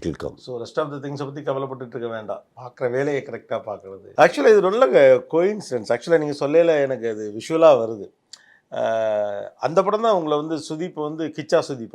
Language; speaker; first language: Tamil; native; Tamil